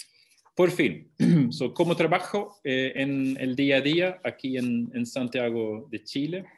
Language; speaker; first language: Spanish; non-native, fluent; Swedish